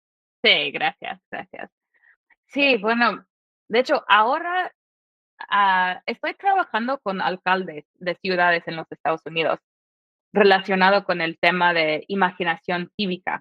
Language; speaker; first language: Spanish; non-native, fluent; English